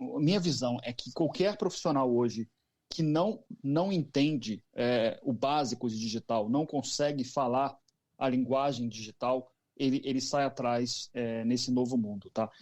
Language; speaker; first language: Portuguese; native; Portuguese